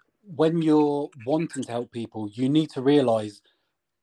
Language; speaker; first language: English; native; English